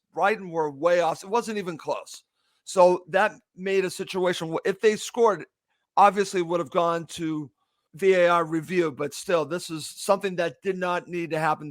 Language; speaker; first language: English; native; English